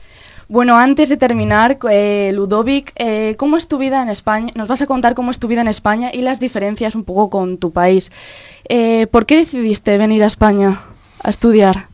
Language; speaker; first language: Spanish; native; Spanish